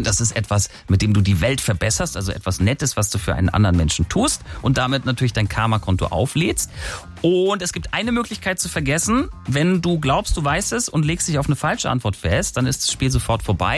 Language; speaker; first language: German; native; German